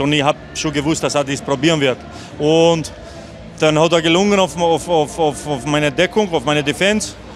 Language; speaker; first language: German; non-native, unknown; Albanian